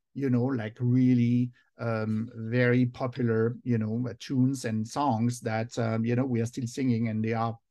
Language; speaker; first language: English; non-native, fluent; French